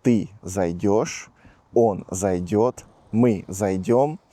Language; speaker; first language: Russian; non-native, fluent; Portuguese